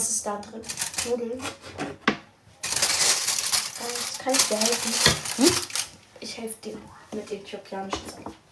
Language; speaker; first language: German; early bilingual, other home language; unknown